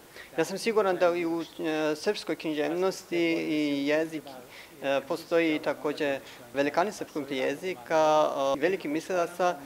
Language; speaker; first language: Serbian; non-native, fluent; Persian